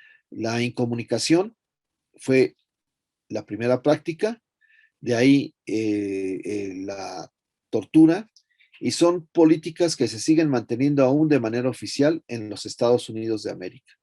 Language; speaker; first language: Spanish; native; Spanish